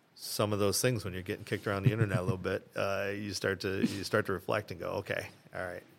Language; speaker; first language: English; early bilingual, other home language; Italian